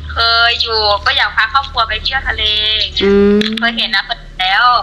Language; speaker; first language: Thai; non-native, fluent; Burmese